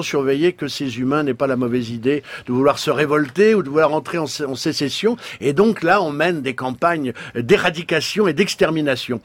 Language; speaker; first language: French; native; French